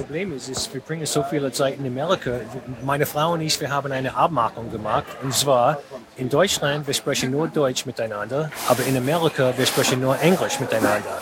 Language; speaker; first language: German; non-native, fluent; English